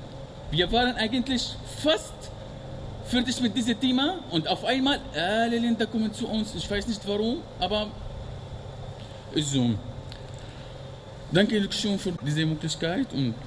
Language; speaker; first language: German; non-native, learner; Arabic